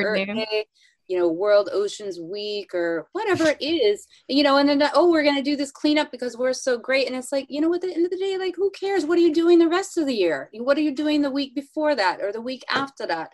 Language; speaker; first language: English; native; English